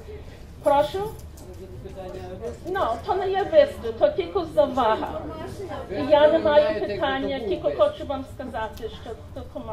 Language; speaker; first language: Ukrainian; early bilingual, heritage; Ukrainian